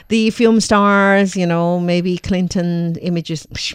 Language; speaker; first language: English; non-native, fluent; Chinese